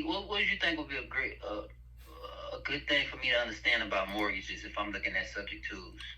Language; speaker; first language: English; native; English